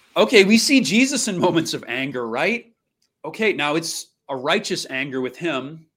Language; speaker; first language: English; native; English